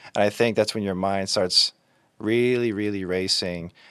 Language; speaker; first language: English; native; English